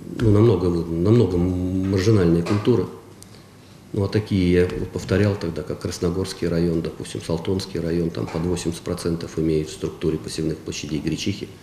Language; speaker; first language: Russian; native; Russian